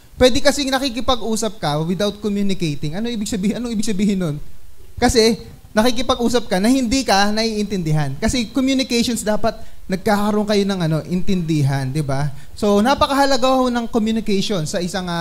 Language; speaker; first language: Filipino; native; Filipino